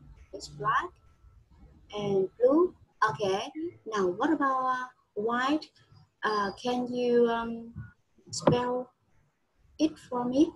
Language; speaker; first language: English; non-native, fluent; Vietnamese